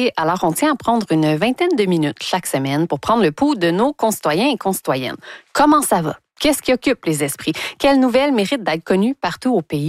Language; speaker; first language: French; native; French